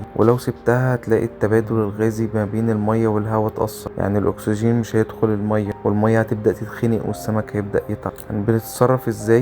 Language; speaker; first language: Arabic; native; Arabic